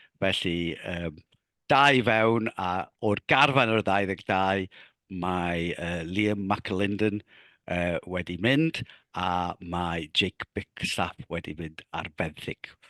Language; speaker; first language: Welsh; native; Welsh